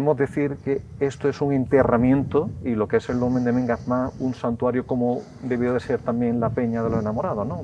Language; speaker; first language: Spanish; native; Spanish